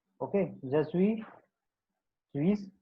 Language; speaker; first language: French; non-native, learner; Hindi